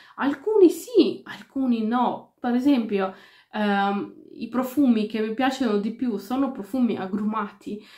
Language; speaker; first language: Italian; non-native, fluent; Ukrainian